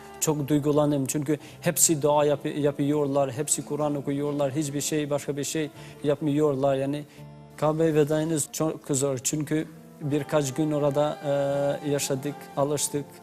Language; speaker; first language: Turkish; non-native, learner; Albanian